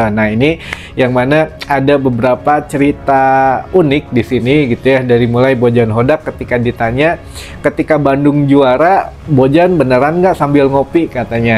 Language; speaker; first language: Indonesian; native; Indonesian